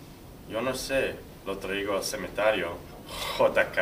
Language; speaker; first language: Spanish; non-native, learner; English